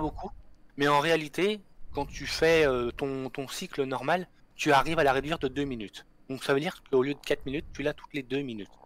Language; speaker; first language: French; native; French